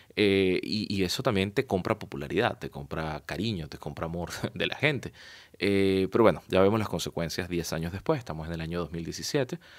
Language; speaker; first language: Spanish; native; Spanish